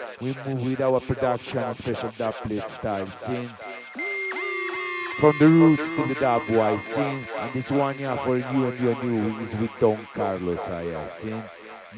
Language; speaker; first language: English; non-native, learner; Spanish